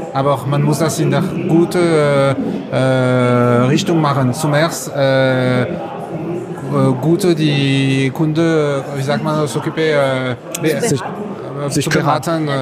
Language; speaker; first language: German; non-native, learner; French